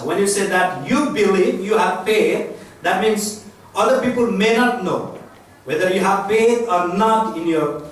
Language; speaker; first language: English; non-native, local second language; Nepali